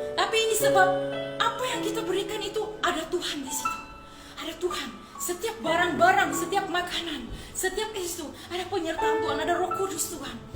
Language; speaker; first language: Malay; early bilingual, other home language; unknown